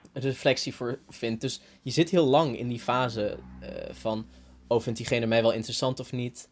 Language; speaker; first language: Dutch; early bilingual, heritage; Dutch